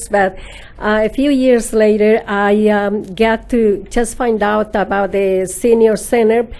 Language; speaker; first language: English; non-native, fluent; Spanish